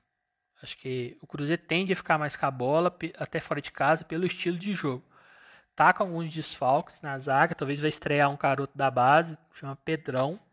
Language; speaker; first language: Portuguese; native; Portuguese